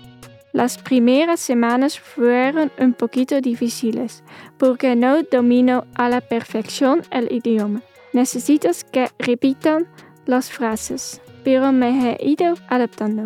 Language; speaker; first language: Spanish; non-native, fluent; Dutch